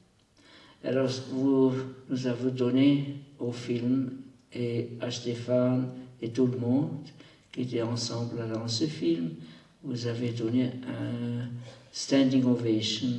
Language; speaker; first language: French; non-native, local second language; German